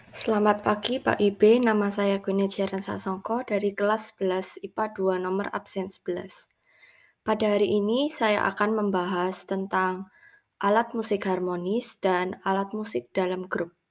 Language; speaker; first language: Indonesian; native; Indonesian